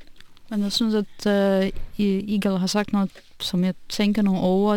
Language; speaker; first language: Danish; non-native, fluent; Russian